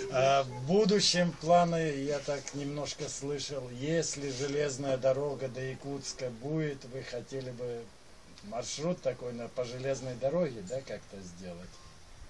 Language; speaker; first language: Russian; native; Russian